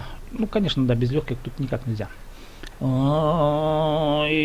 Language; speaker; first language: Russian; native; Russian